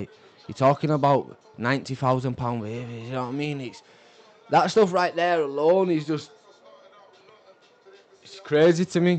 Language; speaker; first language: English; native; English